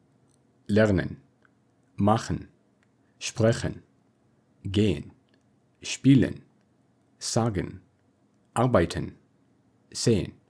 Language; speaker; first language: German; non-native, fluent; English